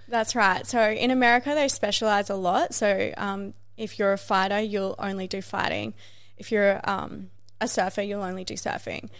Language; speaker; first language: English; native; English